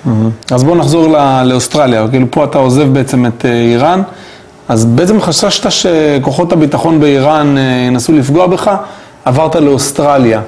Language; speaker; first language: Hebrew; native; Hebrew